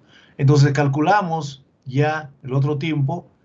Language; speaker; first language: Spanish; native; Spanish